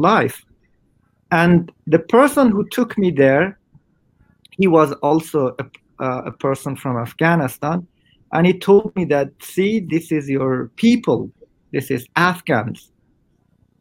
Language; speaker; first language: English; non-native, fluent; Persian